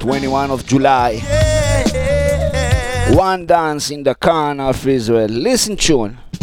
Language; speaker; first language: English; non-native, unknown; Hebrew